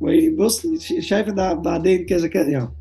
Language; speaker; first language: Arabic; non-native, learner; Dutch